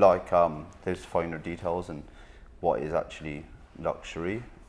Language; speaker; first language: English; native; English